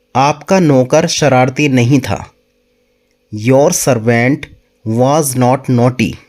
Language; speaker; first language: Hindi; native; Hindi